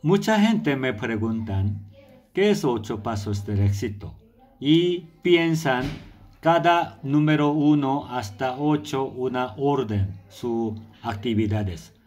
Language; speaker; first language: Spanish; non-native, learner; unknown